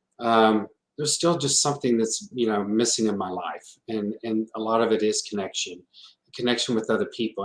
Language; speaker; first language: English; native; English